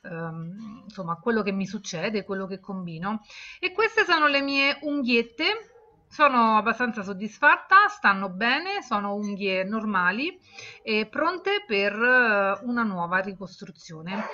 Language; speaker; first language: Italian; native; Italian